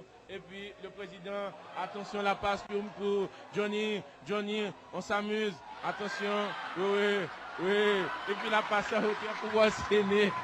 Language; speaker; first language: French; non-native, local second language; Haitian Creole